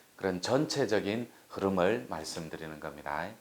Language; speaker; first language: Korean; native; Korean